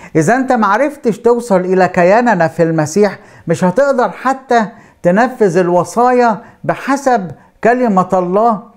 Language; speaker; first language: Arabic; native; Arabic